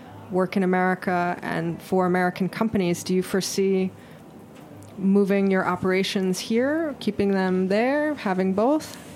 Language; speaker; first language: English; native; English